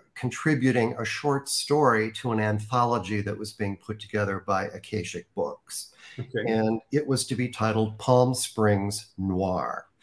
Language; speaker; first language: English; native; English